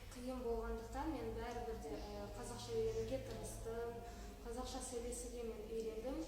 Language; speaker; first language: Kazakh; non-native, local second language; Russian